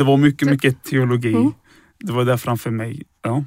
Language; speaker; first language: Swedish; early bilingual, other home language; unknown